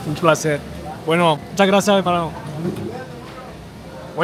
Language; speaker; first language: Spanish; non-native, learner; French